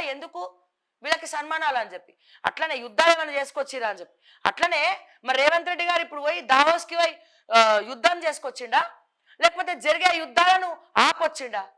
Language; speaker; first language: Telugu; native; Telugu